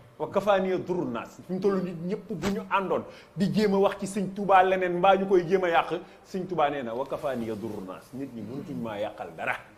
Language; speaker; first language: Wolof; native; Wolof